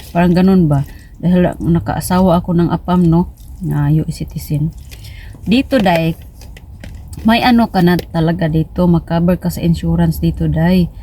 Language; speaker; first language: Filipino; non-native, local second language; Cebuano